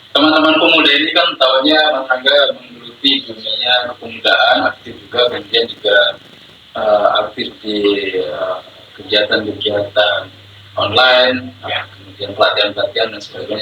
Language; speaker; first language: Indonesian; native; Indonesian